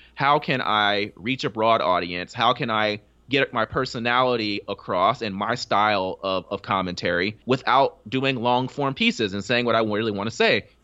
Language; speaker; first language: English; native; English